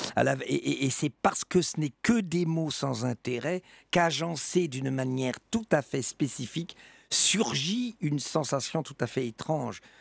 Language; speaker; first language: French; native; French